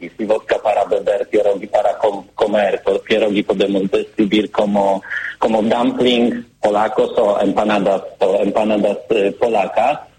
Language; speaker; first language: Spanish; non-native, learner; Polish